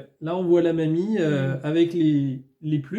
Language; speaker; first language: French; native; French